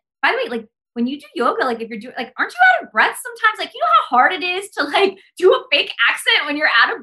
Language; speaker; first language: English; early bilingual, other home language; Spanish